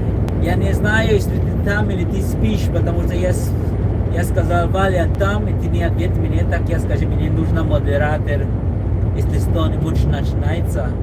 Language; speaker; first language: Russian; non-native, learner; English